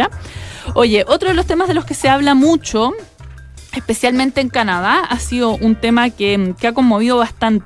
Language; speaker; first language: Spanish; native; Spanish